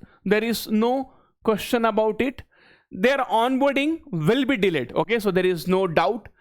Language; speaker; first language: English; non-native, local second language; Hindi